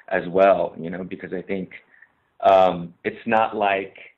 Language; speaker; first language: English; native; English